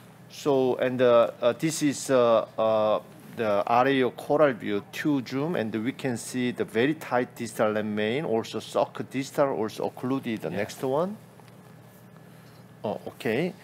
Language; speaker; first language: English; non-native, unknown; Korean